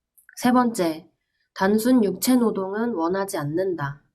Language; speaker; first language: Korean; native; Korean